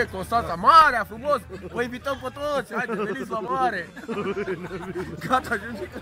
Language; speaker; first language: Romanian; native; Romanian